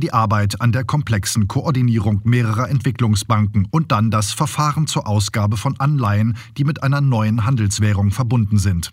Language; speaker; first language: German; native; German